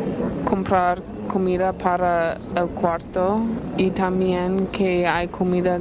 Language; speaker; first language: Spanish; non-native, learner; English